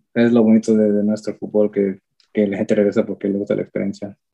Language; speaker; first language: Spanish; early bilingual, heritage; Spanish